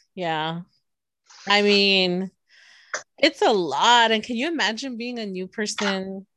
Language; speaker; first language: English; early bilingual, other home language; Spanish